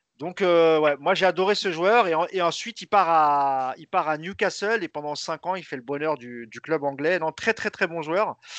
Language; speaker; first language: French; native; French